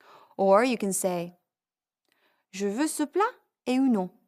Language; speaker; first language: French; non-native, fluent; English